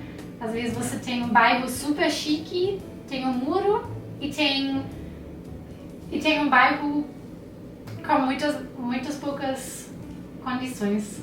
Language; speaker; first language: Portuguese; non-native, fluent; German